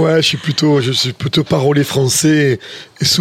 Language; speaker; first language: French; native; French